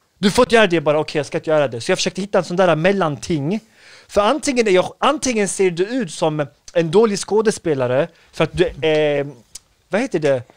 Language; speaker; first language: Swedish; early bilingual, other home language; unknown